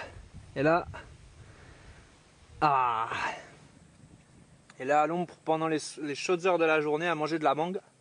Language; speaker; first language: French; native; French